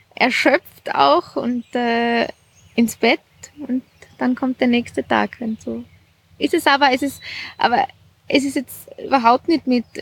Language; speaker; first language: German; native; German